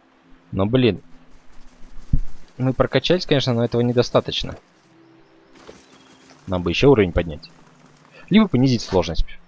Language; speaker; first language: Russian; native; Russian